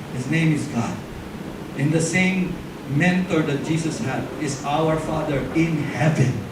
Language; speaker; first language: English; non-native, local second language; Filipino